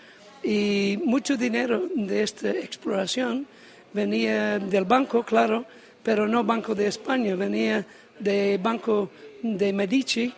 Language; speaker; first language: Spanish; non-native, learner; English